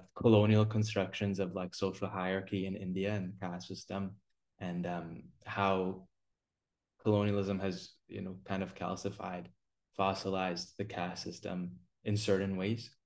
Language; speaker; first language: English; native; English